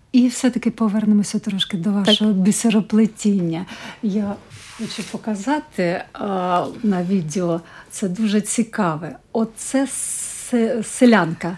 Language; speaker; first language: Ukrainian; native; Ukrainian